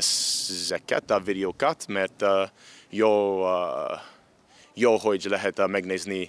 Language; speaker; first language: Hungarian; non-native, learner; English